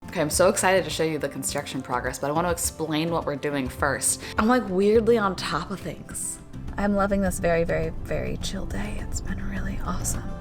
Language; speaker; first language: English; native; English